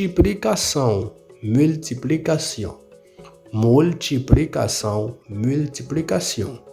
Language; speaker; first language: Portuguese; non-native, learner; Haitian Creole